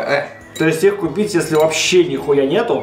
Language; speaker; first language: Russian; native; Russian